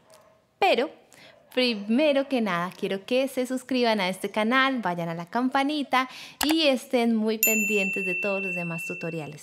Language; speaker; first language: Spanish; native; Spanish